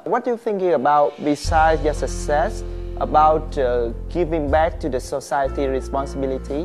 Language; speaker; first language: English; non-native, fluent; Vietnamese